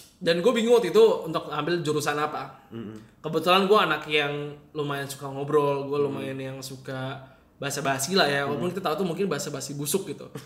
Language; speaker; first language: Indonesian; native; Indonesian